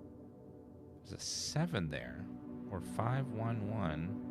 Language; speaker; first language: English; native; English